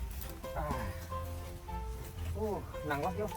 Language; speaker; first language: Vietnamese; native; Vietnamese